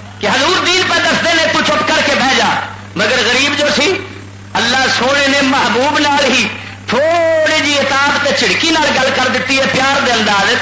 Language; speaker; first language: Urdu; native; Urdu